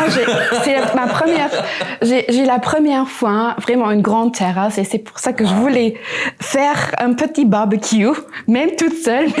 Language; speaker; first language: French; non-native, local second language; Luxembourgish